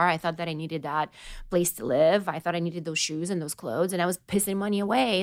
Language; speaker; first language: English; non-native, fluent; Romanian